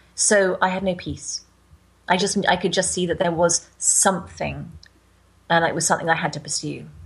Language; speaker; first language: English; native; English